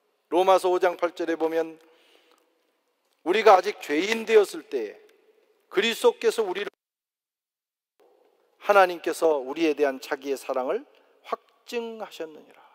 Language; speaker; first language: Korean; native; Korean